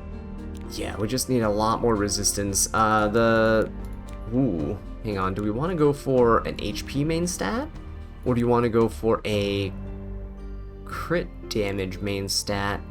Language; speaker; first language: English; native; English